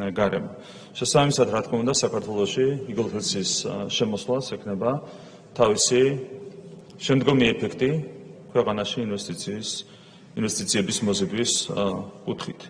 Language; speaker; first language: Georgian; native; Georgian